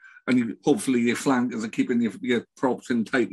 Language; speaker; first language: English; native; English